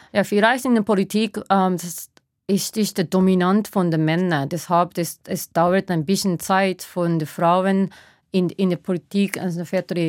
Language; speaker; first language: German; non-native, fluent; Japanese